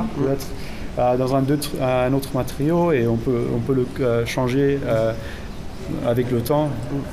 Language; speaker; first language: French; non-native, fluent; German